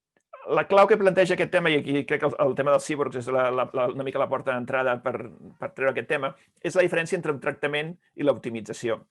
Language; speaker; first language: Catalan; native; Catalan